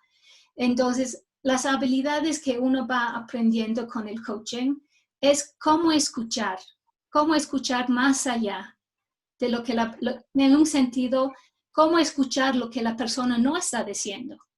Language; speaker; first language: Spanish; non-native, fluent; English